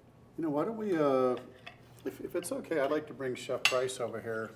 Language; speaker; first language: English; native; English